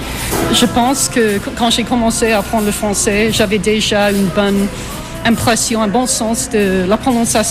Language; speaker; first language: French; non-native, fluent; English